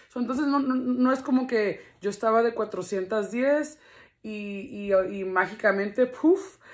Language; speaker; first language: Spanish; early bilingual, heritage; Spanish